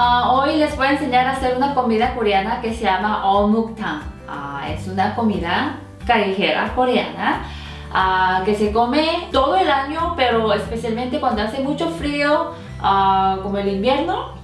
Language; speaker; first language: Spanish; non-native, fluent; Korean